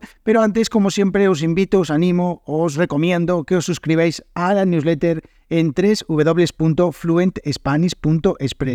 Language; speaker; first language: Spanish; native; Spanish